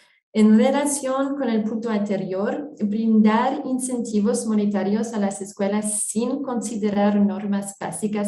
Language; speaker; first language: Spanish; non-native, fluent; French